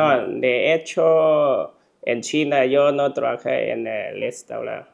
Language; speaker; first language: Spanish; non-native, learner; Chinese